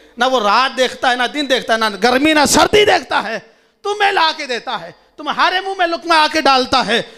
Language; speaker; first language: Urdu; non-native, local second language; Punjabi